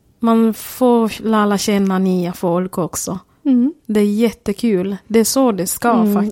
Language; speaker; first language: Swedish; non-native, fluent; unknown